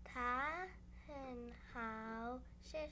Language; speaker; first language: Chinese; non-native, learner; English